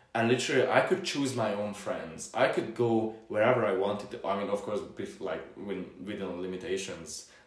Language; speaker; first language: English; non-native, fluent; Hungarian